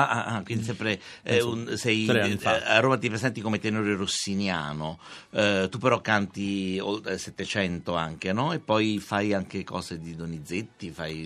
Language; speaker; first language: Italian; native; Italian